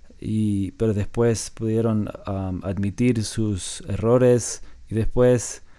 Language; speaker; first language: Spanish; non-native, fluent; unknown